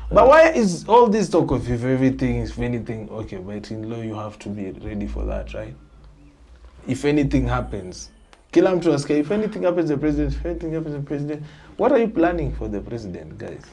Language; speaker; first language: English; non-native, local second language; Swahili